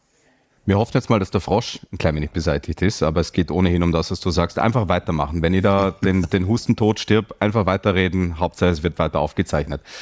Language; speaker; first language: German; native; German